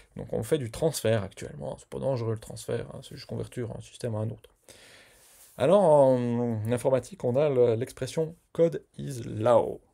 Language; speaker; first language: French; native; French